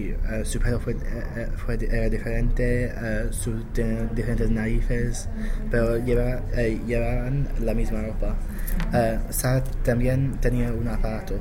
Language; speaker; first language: Spanish; non-native, learner; English